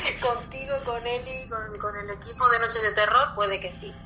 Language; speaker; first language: Spanish; native; Spanish